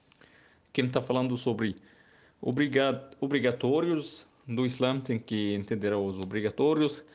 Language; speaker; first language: Portuguese; non-native, learner; Arabic